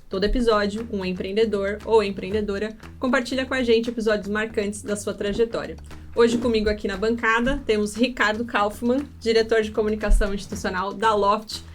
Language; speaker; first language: Portuguese; native; Portuguese